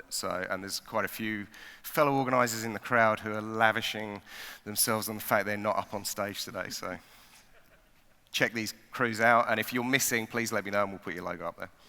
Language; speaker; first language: English; native; English